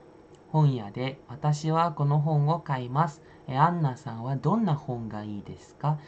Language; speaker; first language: Japanese; non-native, fluent; Indonesian